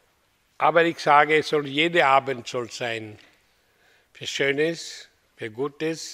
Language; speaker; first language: German; non-native, learner; Hindi